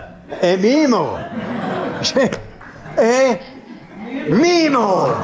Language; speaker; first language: Portuguese; non-native, learner; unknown